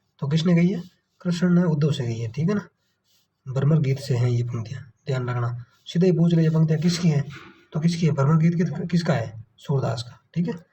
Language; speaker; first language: Hindi; native; Hindi